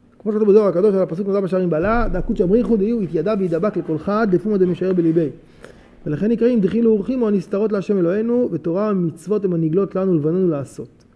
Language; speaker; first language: Hebrew; native; Hebrew